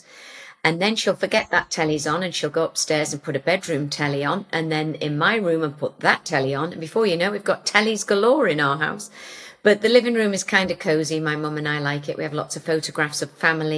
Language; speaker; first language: English; native; English